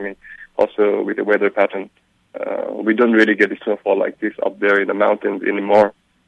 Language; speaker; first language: English; non-native, local second language; Eastern Tamang